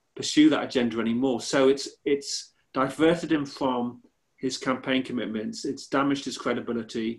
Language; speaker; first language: English; native; English